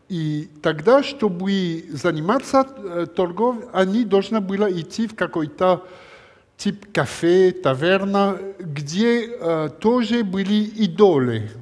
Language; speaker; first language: Russian; non-native, learner; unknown